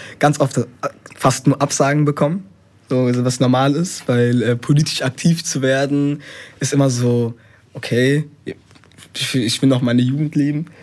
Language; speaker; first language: German; early bilingual, other home language; Spanish